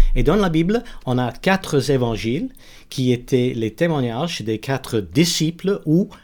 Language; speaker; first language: French; non-native, fluent; English